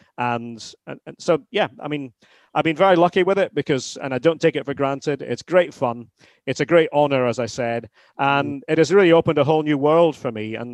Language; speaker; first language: English; native; English